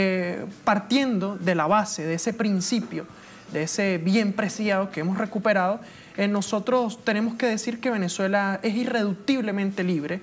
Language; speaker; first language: Spanish; native; Spanish